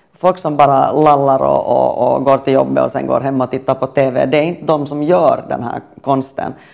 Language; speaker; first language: Swedish; native; Swedish